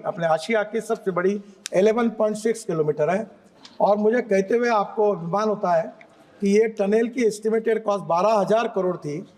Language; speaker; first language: Hindi; non-native, local second language; Marathi